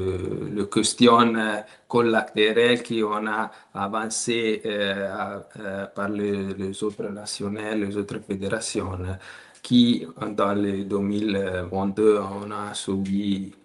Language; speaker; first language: French; non-native, learner; Italian